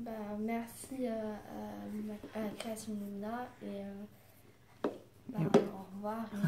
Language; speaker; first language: French; native; French